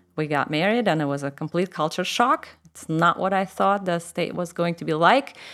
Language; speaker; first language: English; non-native, fluent; Russian